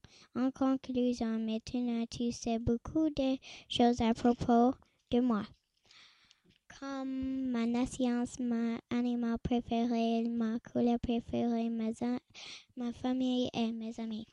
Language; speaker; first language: French; non-native, learner; English